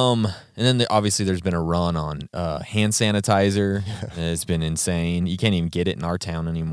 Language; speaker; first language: English; native; English